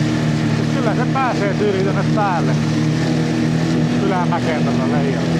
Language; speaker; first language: Finnish; native; Finnish